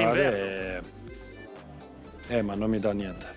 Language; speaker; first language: Italian; non-native, fluent; Swedish